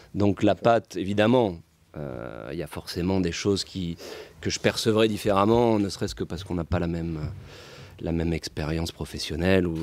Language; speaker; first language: French; native; French